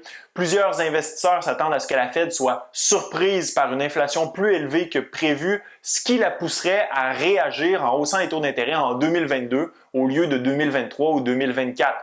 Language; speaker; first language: French; native; French